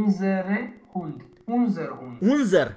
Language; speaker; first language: German; non-native, learner; Romanian